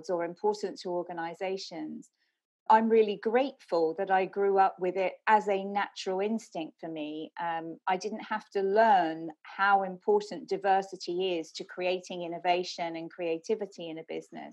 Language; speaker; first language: English; native; English